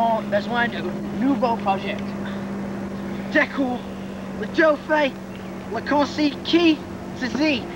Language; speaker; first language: French; non-native, learner; English